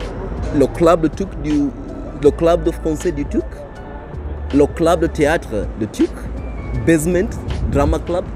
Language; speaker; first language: French; non-native, learner; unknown